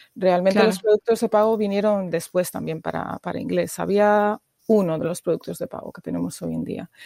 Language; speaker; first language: Spanish; native; Spanish